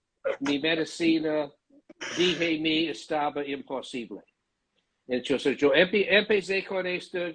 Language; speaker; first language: Spanish; non-native, learner; English